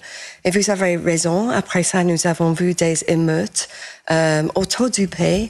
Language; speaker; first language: French; non-native, fluent; English